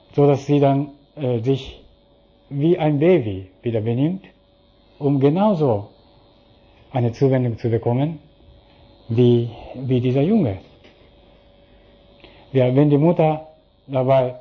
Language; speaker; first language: German; non-native, fluent; Japanese